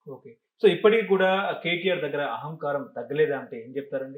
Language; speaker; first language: Telugu; native; Telugu